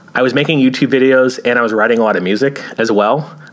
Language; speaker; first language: English; native; English